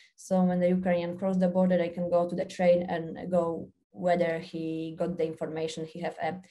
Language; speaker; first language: English; non-native, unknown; Polish